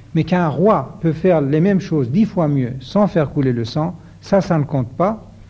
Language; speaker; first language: French; non-native, fluent; Persian